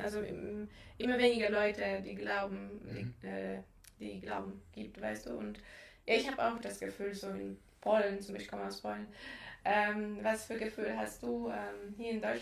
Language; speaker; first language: German; non-native, fluent; Polish